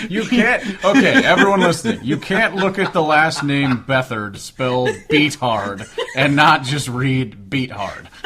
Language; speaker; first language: English; native; English